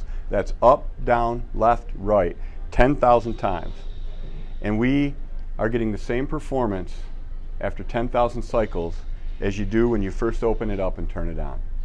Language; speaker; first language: English; native; English